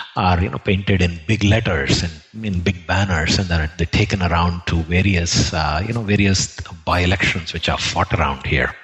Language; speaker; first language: English; non-native, local second language; Telugu